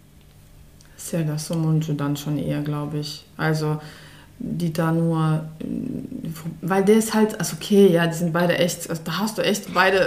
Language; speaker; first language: German; early bilingual, other home language; Russian